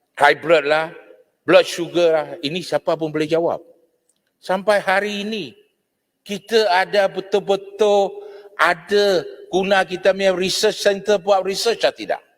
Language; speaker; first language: Malay; non-native, local second language; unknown